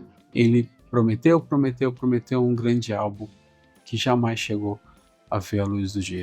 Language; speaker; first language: Portuguese; native; Portuguese